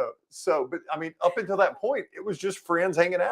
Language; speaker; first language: English; native; English